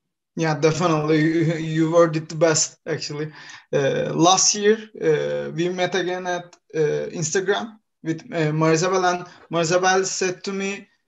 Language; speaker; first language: English; non-native, learner; Turkish